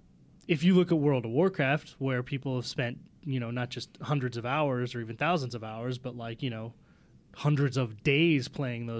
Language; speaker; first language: English; native; English